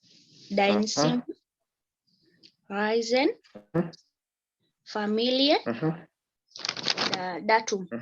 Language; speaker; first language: German; non-native, learner; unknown